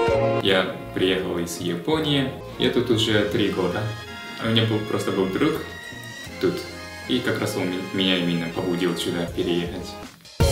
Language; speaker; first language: Russian; non-native, fluent; Japanese